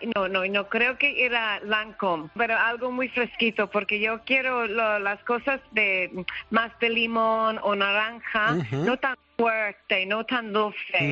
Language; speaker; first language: Spanish; non-native, learner; English